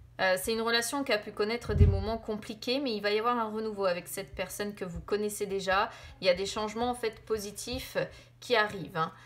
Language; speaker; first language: French; native; French